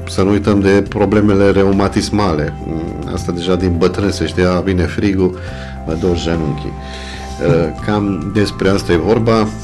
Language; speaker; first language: Romanian; non-native, local second language; Hungarian